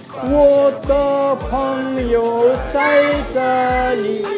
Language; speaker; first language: Chinese; non-native, learner; Nepali